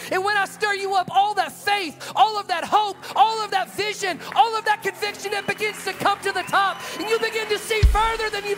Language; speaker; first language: English; native; English